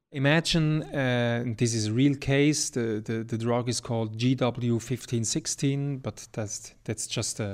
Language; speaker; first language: English; non-native, fluent; German